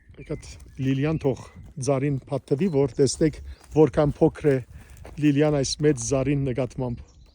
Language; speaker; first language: Armenian; early bilingual, heritage; Armenian